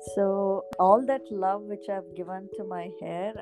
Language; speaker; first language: English; non-native, local second language; Kannada